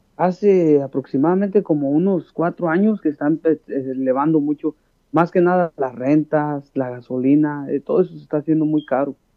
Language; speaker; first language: Spanish; native; Spanish